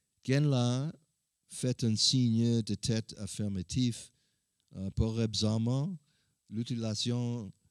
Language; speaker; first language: French; non-native, learner; English